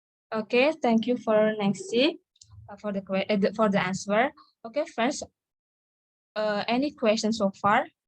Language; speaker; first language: English; non-native, learner; Indonesian